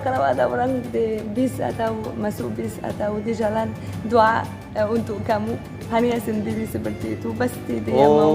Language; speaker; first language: Indonesian; non-native, fluent; Arabic